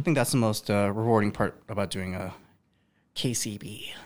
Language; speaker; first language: English; early bilingual, other home language; Korean